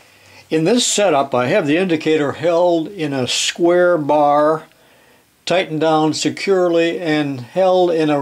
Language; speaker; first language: English; native; English